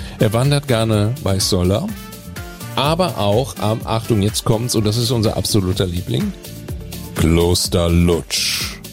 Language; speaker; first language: German; native; German